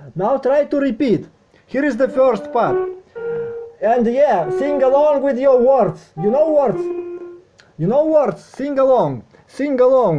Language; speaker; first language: English; non-native, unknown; Russian